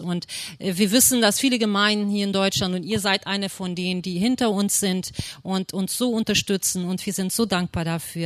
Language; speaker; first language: German; early bilingual, other home language; Portuguese